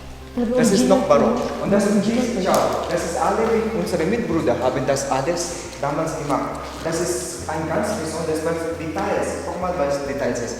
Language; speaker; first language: German; non-native, learner; Filipino